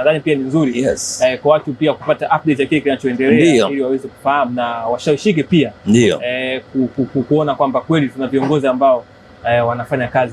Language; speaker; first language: Swahili; native; Swahili